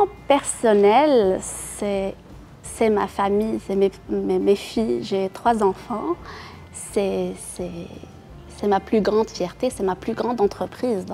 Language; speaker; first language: French; non-native, local second language; Arabic